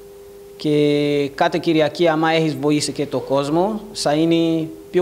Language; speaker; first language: Greek; non-native, learner; Portuguese